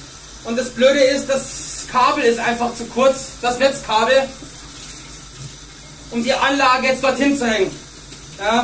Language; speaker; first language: German; native; German